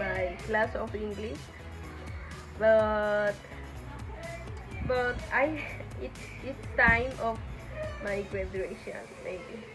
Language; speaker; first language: English; non-native, learner; Spanish